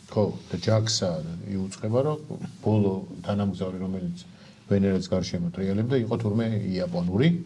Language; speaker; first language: Georgian; native; Georgian